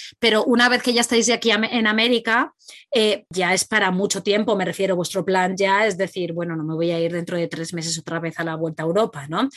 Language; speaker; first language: Spanish; native; Spanish